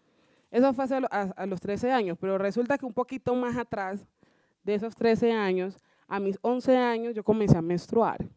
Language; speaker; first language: Spanish; native; Spanish